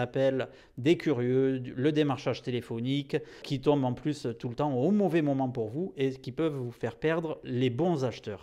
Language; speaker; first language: French; native; French